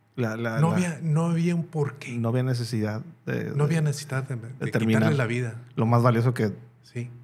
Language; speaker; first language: Spanish; native; Spanish